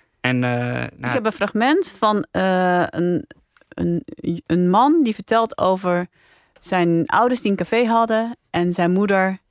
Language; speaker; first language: Dutch; native; Dutch